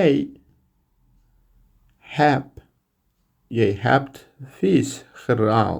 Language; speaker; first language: Dutch; non-native, learner; Turkish